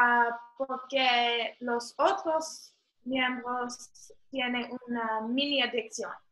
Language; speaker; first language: Spanish; non-native, learner; English